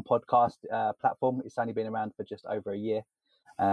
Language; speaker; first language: English; native; English